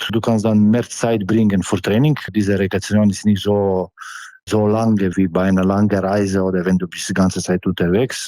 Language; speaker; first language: German; non-native, fluent; Slovenian